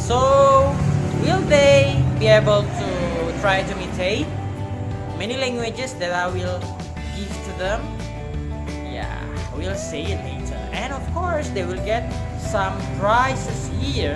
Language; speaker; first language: English; non-native, learner; Indonesian